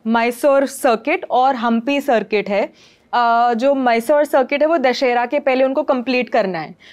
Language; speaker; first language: Hindi; non-native, local second language; Gujarati